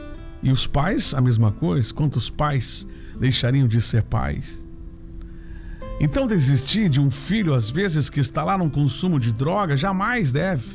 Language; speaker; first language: Portuguese; native; Portuguese